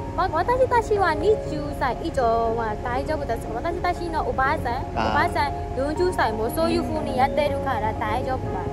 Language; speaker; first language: Japanese; non-native, learner; Burmese